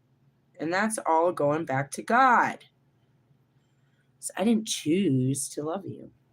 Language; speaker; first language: English; native; English